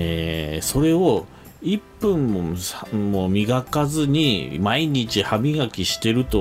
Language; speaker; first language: Japanese; native; Japanese